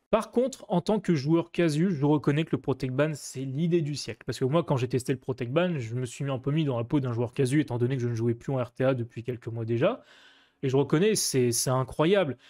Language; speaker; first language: French; native; French